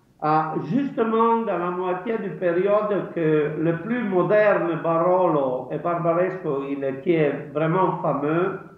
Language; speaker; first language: French; non-native, fluent; Italian